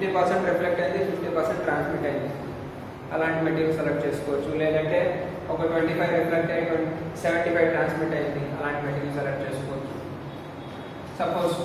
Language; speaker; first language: Telugu; native; Telugu